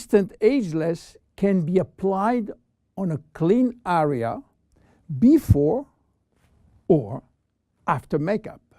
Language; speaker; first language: English; non-native, fluent; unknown